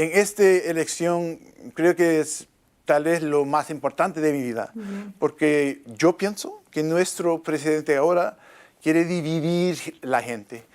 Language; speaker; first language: Spanish; non-native, learner; English